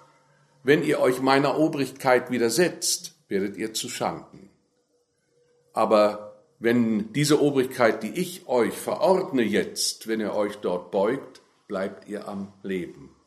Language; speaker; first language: German; native; German